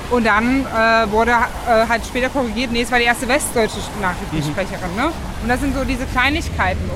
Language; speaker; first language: German; native; German